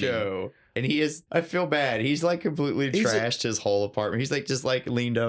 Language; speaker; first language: English; native; English